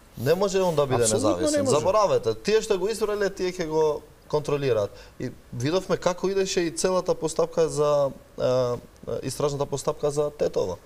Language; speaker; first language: Macedonian; non-native, local second language; Albanian